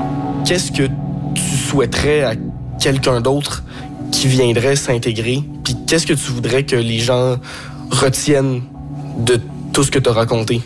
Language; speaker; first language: French; native; French